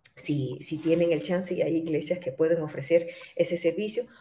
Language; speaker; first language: Spanish; native; Spanish